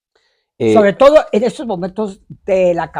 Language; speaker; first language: Spanish; native; Spanish